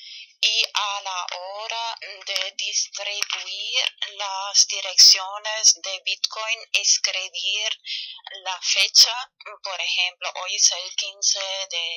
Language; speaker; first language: Spanish; non-native, fluent; German